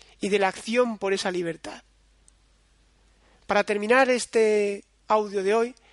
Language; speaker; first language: Spanish; native; Spanish